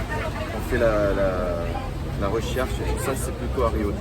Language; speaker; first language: French; non-native, fluent; Portuguese